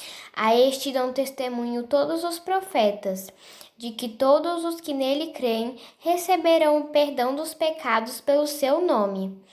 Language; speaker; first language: Portuguese; native; Portuguese